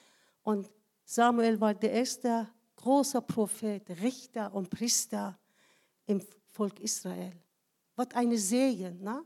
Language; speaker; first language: German; non-native, fluent; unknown